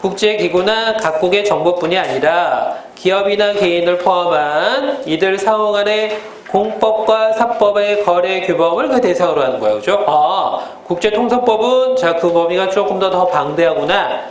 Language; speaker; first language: Korean; native; Korean